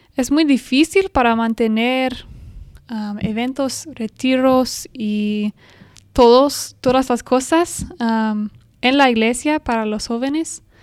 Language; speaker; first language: Spanish; non-native, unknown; English